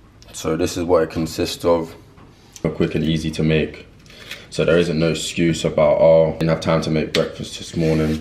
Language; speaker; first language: English; native; English